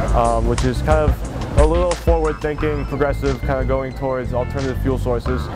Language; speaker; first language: English; native; English